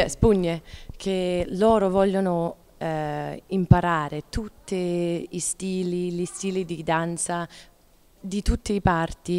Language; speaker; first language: Italian; non-native, learner; English